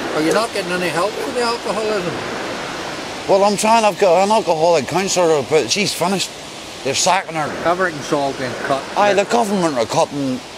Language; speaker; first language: English; native; English